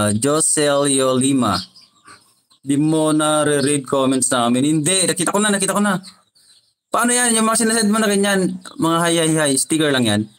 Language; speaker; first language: Filipino; non-native, local second language; Iloko